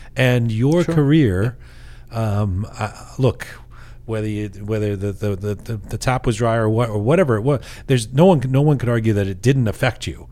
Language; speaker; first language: English; early bilingual, other home language; Persian